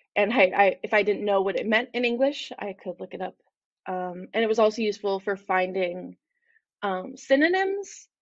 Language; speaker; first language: English; native; English